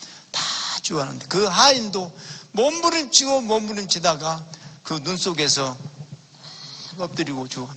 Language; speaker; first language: Korean; native; Korean